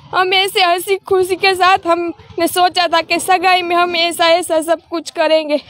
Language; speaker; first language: Hindi; non-native, local second language; Gujarati